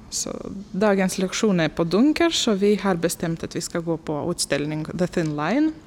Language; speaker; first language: Swedish; non-native, fluent; Lithuanian